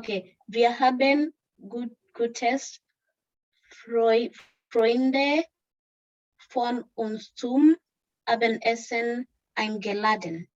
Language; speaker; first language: German; non-native, learner; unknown